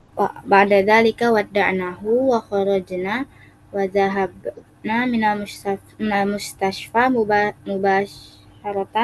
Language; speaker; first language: Arabic; non-native, learner; Indonesian